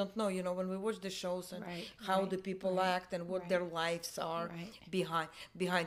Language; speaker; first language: English; non-native, fluent; Russian